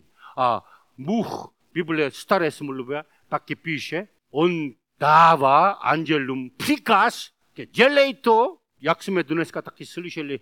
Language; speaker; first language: Czech; non-native, learner; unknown